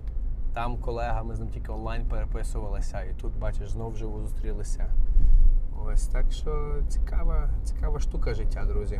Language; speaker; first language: Ukrainian; native; Ukrainian